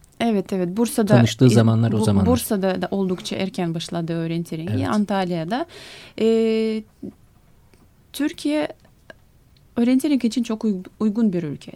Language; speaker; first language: Turkish; non-native, fluent; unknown